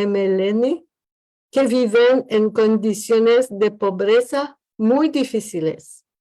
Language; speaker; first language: Spanish; non-native, learner; French